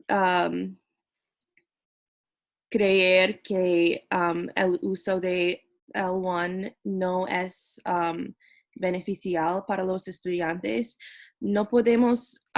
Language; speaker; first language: Spanish; non-native, fluent; English